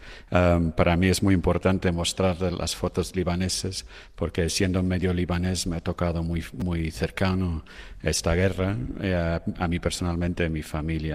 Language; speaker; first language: Spanish; non-native, fluent; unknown